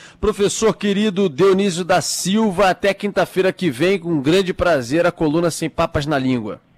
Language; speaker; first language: Portuguese; native; Portuguese